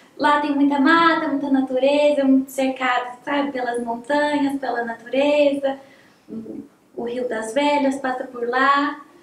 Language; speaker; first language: Portuguese; native; Portuguese